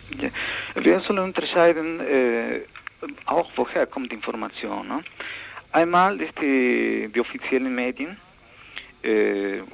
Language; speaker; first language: German; non-native, learner; Spanish